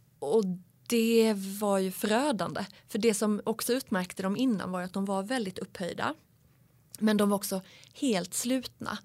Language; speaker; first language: Swedish; native; Swedish